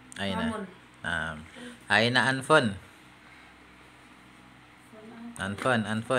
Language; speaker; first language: Arabic; non-native, fluent; Indonesian